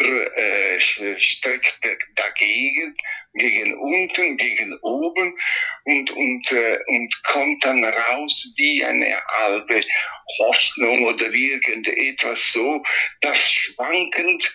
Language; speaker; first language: German; non-native, fluent; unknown